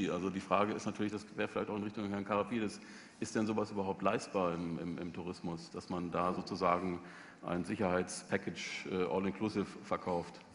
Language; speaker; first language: German; native; German